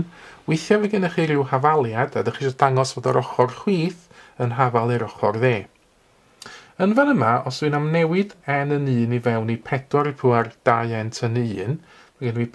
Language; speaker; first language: Welsh; native; Welsh